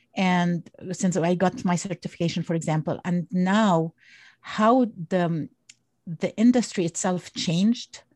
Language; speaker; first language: English; non-native, fluent; Arabic